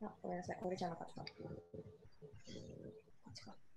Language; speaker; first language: Japanese; native; Japanese